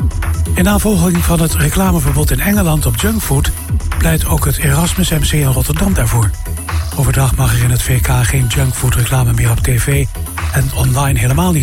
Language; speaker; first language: Dutch; native; Dutch